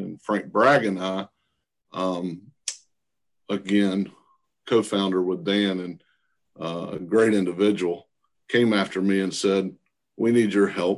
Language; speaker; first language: English; native; English